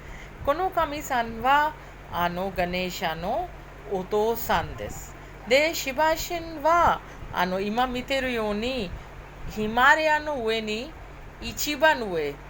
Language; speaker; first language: Japanese; non-native, fluent; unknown